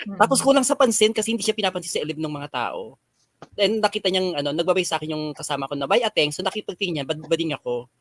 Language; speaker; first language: Filipino; native; Filipino